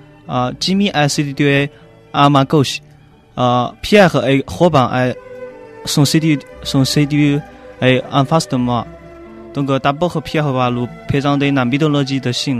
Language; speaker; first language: French; non-native, learner; Chinese